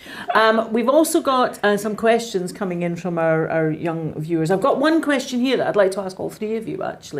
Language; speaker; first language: English; native; English